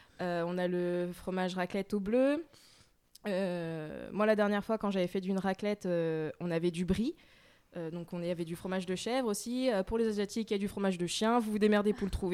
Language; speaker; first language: French; native; French